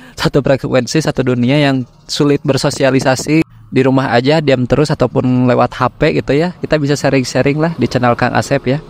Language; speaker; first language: Indonesian; native; Indonesian